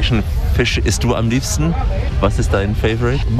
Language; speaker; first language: German; native; German